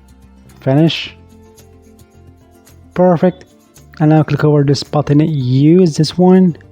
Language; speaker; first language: English; non-native, fluent; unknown